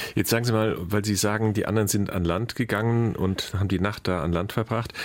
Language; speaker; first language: German; native; German